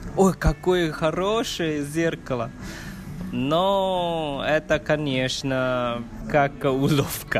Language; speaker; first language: Russian; non-native, fluent; Chinese